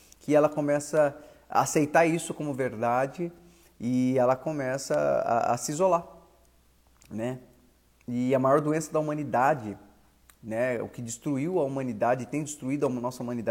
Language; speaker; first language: Portuguese; native; Portuguese